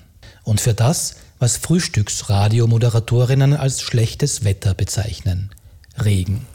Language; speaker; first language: German; native; German